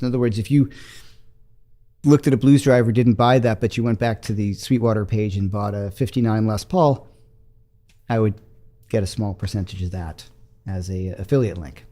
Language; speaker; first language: English; native; English